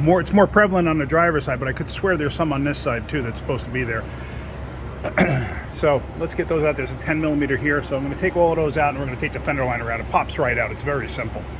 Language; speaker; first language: English; native; English